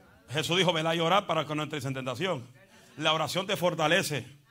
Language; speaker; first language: Spanish; native; Spanish